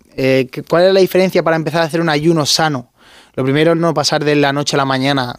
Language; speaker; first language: Spanish; native; Spanish